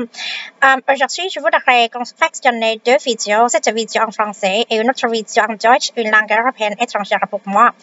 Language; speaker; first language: French; non-native, fluent; Vietnamese